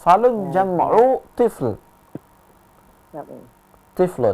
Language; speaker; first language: Arabic; non-native, fluent; Indonesian